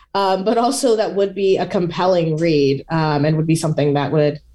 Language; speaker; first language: English; native; English